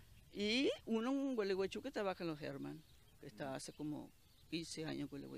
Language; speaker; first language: Spanish; native; Spanish